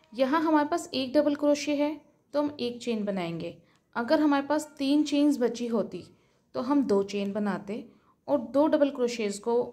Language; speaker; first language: Hindi; native; Hindi